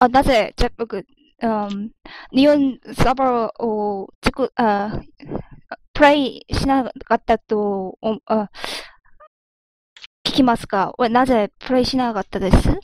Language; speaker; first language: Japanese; non-native, learner; Korean